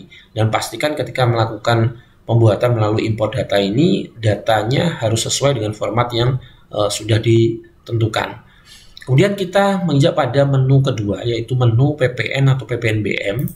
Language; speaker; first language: Indonesian; native; Indonesian